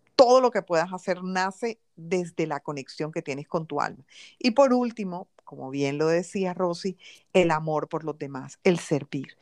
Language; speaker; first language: Spanish; native; Spanish